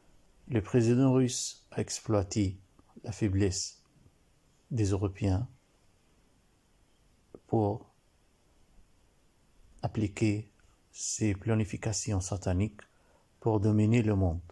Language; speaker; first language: French; non-native, learner; Arabic